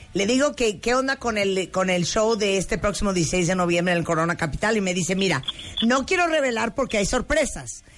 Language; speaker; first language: Spanish; native; Spanish